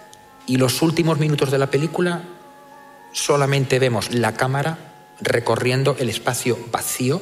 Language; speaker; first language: Spanish; native; Spanish